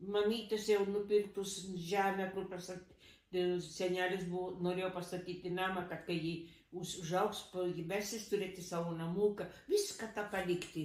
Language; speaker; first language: Lithuanian; early bilingual, heritage; Lithuanian